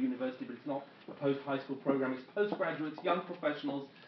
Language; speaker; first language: English; native; English